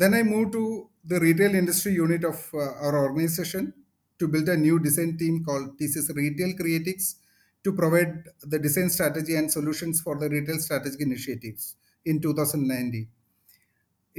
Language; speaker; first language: English; non-native, local second language; Malayalam